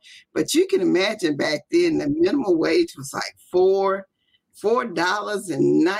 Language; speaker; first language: English; native; English